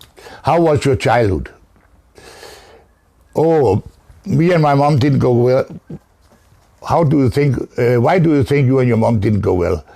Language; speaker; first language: English; non-native, fluent; Danish